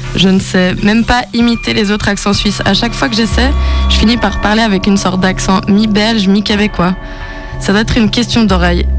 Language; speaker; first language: French; native; French